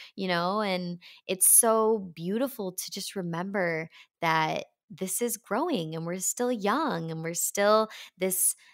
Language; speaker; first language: English; native; English